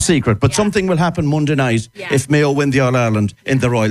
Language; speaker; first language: English; native; English